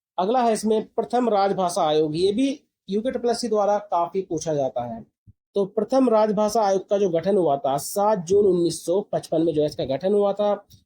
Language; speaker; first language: Hindi; native; Hindi